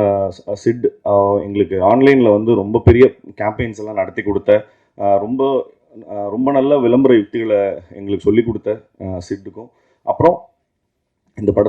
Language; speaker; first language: Tamil; native; Tamil